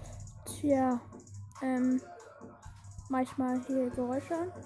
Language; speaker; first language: German; native; German